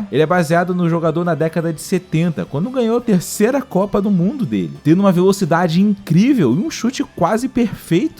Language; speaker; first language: Portuguese; native; Portuguese